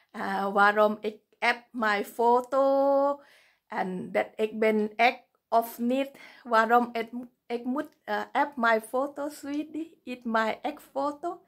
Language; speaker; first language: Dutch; non-native, learner; Thai